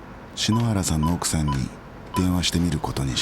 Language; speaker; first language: Japanese; native; Japanese